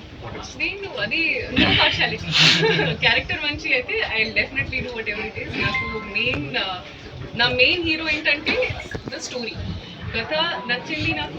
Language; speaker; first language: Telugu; non-native, local second language; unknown